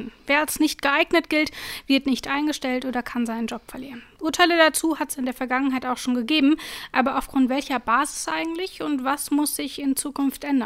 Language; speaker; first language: German; native; German